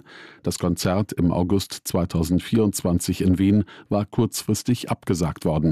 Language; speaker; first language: German; native; German